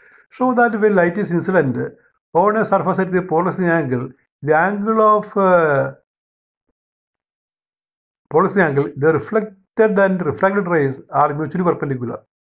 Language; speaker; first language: English; non-native, local second language; Malayalam